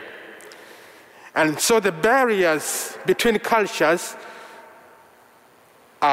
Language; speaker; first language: English; non-native, local second language; Ganda